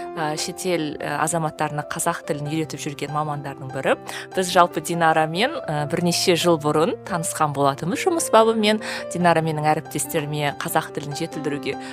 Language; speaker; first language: Kazakh; native; Kazakh